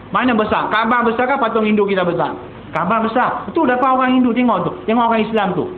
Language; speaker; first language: Malay; non-native, local second language; Tamil